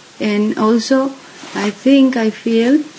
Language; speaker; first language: English; non-native, learner; Slovak